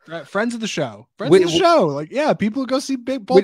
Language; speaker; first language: English; native; English